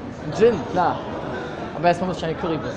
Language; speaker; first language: German; native; German